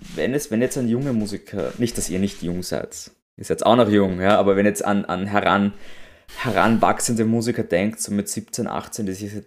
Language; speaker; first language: German; native; German